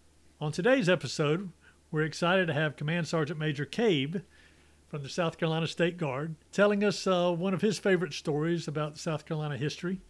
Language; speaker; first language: English; native; English